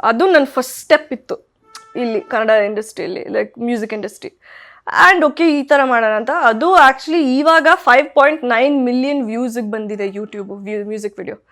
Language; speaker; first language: Kannada; early bilingual, heritage; Kannada